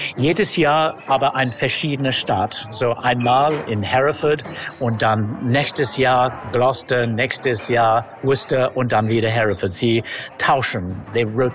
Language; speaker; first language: German; non-native, fluent; English